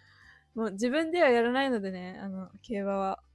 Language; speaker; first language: Japanese; native; Japanese